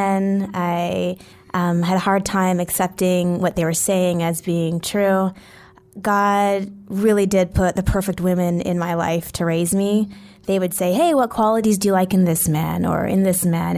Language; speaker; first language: English; native; English